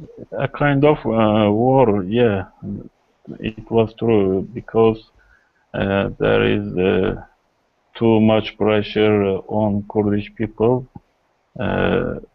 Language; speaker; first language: English; non-native, learner; Kurdish